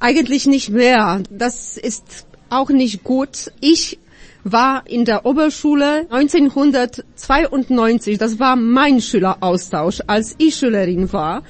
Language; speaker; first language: German; non-native, fluent; Polish